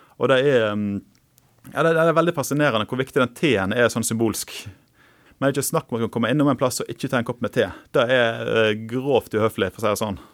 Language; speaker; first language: Norwegian; native; Norwegian